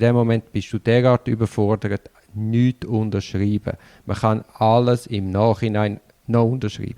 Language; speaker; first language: German; native; German